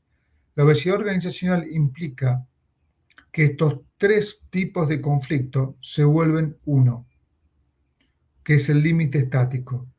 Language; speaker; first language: Spanish; native; Spanish